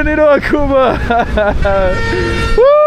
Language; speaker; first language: Spanish; non-native, learner; English